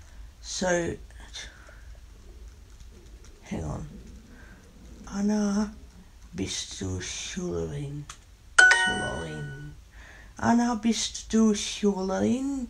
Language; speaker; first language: German; non-native, learner; English